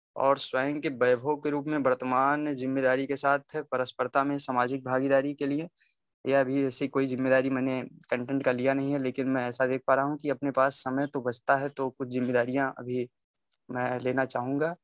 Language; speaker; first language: Hindi; native; Hindi